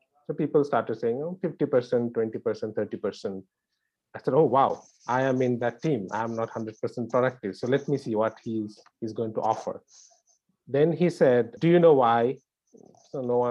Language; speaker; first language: English; non-native, local second language; Bangla